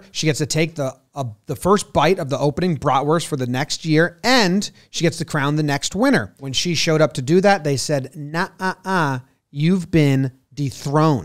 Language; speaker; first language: English; native; English